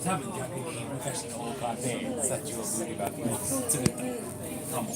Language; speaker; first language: Japanese; non-native, learner; English